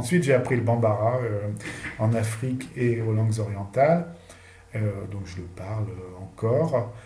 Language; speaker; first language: French; native; French